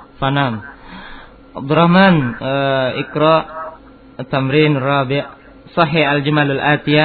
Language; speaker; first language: Arabic; non-native, fluent; Indonesian